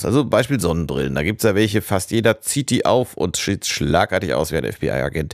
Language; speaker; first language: German; native; German